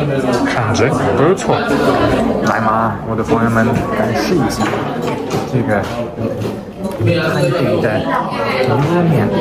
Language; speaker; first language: Chinese; non-native, fluent; German